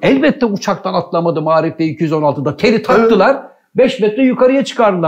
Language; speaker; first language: Turkish; native; Turkish